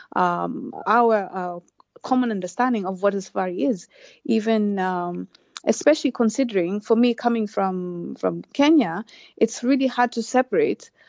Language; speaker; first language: English; non-native, local second language; Swahili